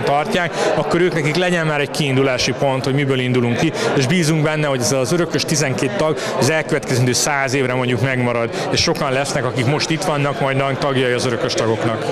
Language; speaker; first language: Hungarian; native; Hungarian